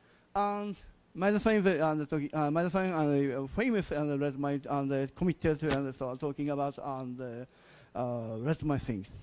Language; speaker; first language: English; non-native, learner; Japanese